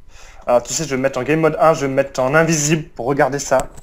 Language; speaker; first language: French; native; French